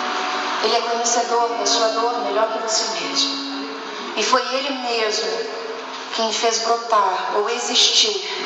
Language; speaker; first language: Portuguese; native; Portuguese